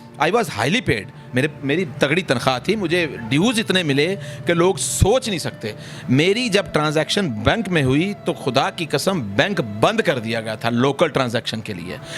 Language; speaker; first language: Urdu; non-native, local second language; Punjabi